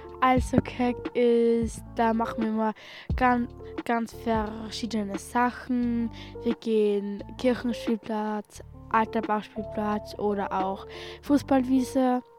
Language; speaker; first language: German; early bilingual, other home language; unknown